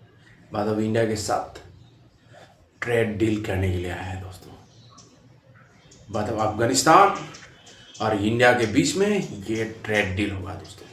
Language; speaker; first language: Hindi; non-native, local second language; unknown